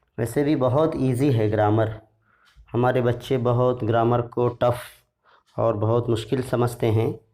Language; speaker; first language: Hindi; non-native, local second language; Urdu